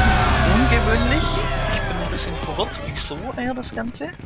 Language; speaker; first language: German; native; German